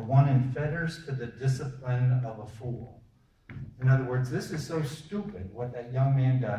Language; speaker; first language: English; native; English